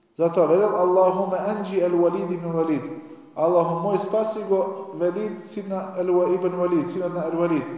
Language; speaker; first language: Macedonian; non-native, local second language; Albanian